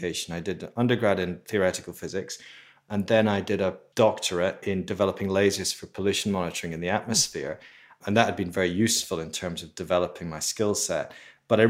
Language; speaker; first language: English; native; English